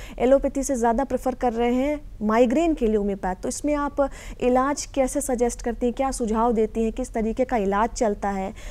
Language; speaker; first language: Hindi; native; Hindi